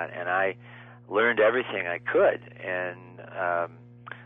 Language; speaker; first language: English; native; English